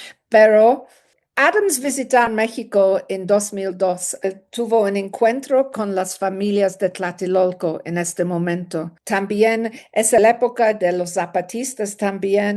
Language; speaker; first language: Spanish; non-native, learner; English